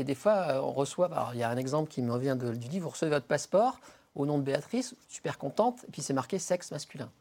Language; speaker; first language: French; native; French